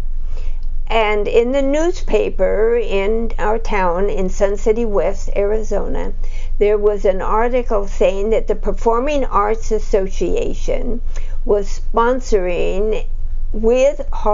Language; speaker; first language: English; native; English